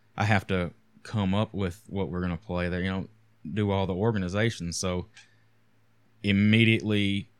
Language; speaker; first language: English; native; English